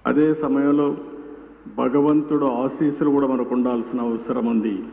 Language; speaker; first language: Telugu; native; Telugu